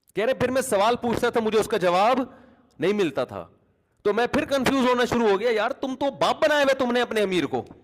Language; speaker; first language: Urdu; native; Urdu